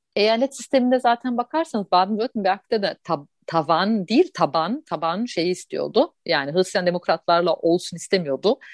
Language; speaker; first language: Turkish; early bilingual, heritage; Turkish